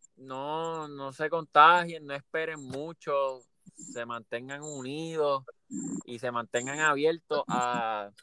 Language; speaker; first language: Spanish; native; Spanish